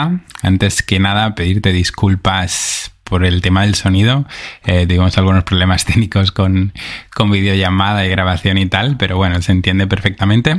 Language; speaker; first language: Spanish; native; Spanish